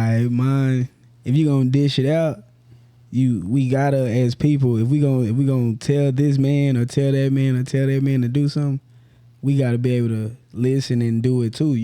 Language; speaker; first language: English; native; English